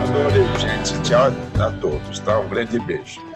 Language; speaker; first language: Portuguese; native; Portuguese